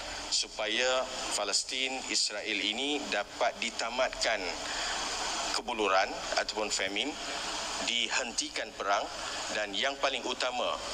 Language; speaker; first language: Malay; native; Malay